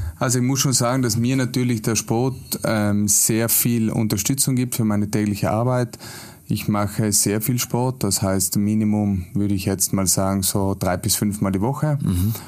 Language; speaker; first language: German; native; German